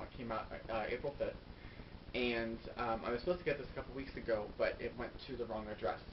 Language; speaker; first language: English; native; English